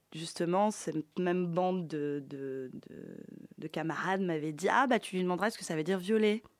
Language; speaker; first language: French; early bilingual, other home language; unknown